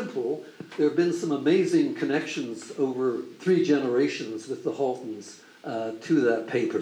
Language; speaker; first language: English; native; English